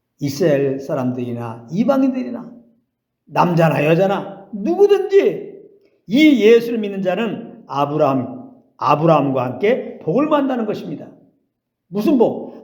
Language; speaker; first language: Korean; native; Korean